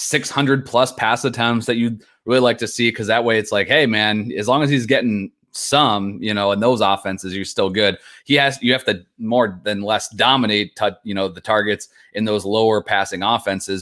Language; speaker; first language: English; native; English